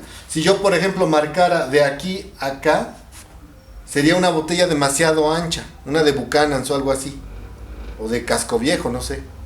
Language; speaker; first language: Spanish; native; Spanish